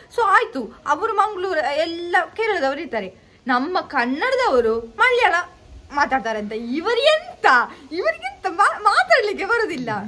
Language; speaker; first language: Kannada; non-native, local second language; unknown